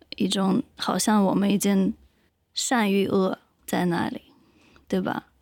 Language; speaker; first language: Chinese; non-native, fluent; Russian